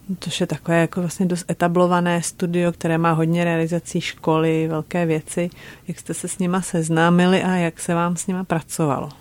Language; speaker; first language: Czech; native; Czech